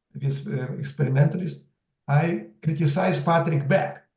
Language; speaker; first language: English; non-native, fluent; Russian